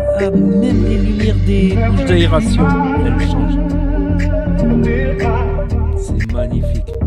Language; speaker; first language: French; native; French